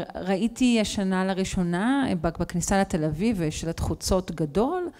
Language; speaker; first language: Hebrew; native; Hebrew